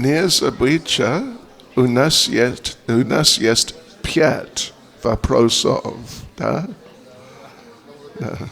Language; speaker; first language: Russian; non-native, learner; English